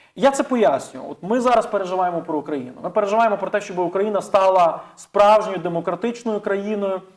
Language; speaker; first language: Ukrainian; native; Ukrainian